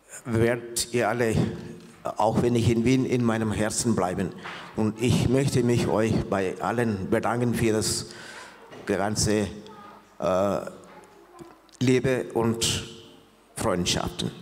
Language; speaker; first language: German; non-native, fluent; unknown